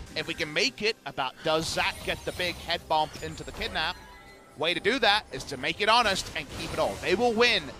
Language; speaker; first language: English; native; English